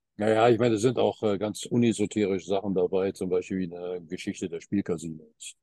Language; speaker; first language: German; early bilingual, heritage; German